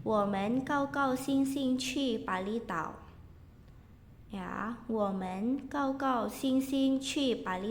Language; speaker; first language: Chinese; non-native, fluent; Indonesian